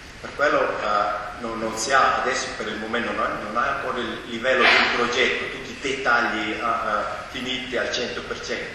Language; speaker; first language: Italian; non-native, local second language; German